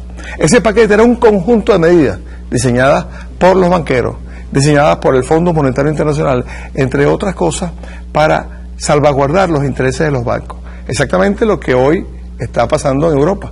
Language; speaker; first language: Spanish; native; Spanish